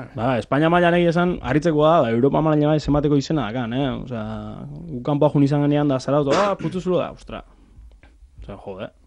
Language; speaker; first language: Basque; native; Basque